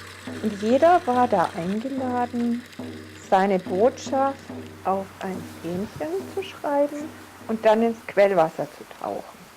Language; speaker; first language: German; native; German